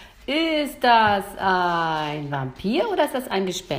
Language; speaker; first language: German; native; German